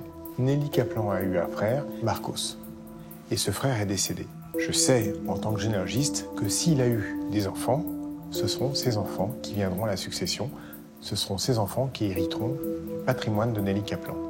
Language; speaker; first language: French; native; French